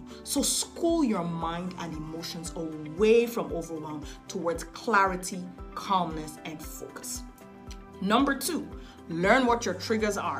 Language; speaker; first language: English; native; English